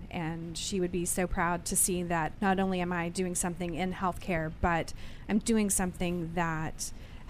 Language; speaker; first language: English; native; English